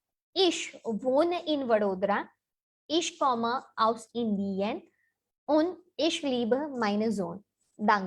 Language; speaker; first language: German; non-native, learner; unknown